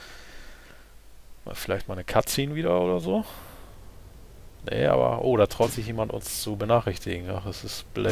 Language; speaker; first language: German; native; German